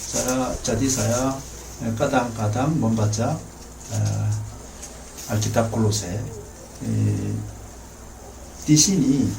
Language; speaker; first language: Indonesian; non-native, fluent; Korean